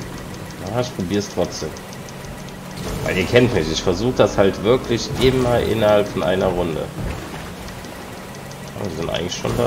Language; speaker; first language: German; native; German